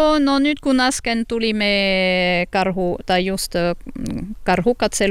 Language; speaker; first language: Finnish; non-native, learner; French